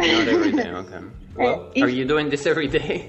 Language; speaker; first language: English; non-native, fluent; Spanish